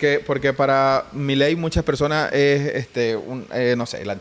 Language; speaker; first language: Spanish; native; Spanish